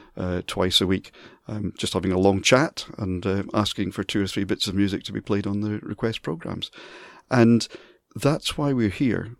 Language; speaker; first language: English; native; English